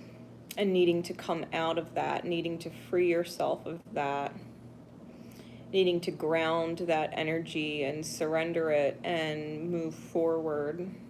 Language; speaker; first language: English; native; English